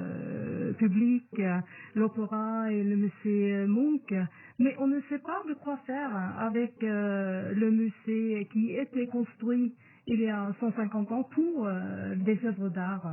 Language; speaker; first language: French; non-native, fluent; Norwegian